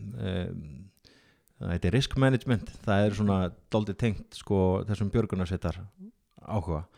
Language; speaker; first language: Icelandic; native; Icelandic